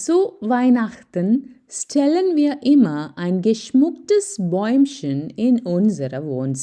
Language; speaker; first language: German; non-native, fluent; Malayalam